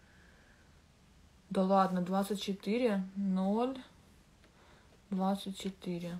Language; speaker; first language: Russian; native; Russian